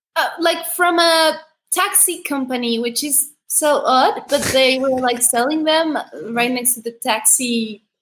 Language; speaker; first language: English; non-native, fluent; Spanish